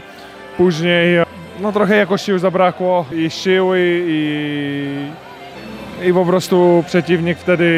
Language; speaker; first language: Polish; non-native, fluent; Czech